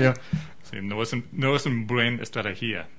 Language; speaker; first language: Spanish; non-native, learner; English